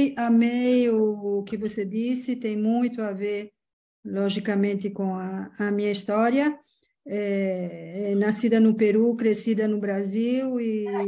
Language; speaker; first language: Portuguese; early bilingual, other home language; Spanish